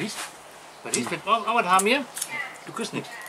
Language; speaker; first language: German; native; German